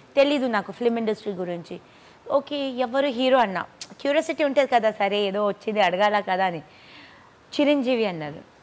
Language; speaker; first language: Telugu; non-native, local second language; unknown